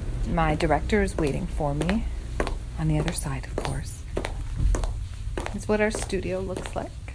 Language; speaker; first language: English; native; English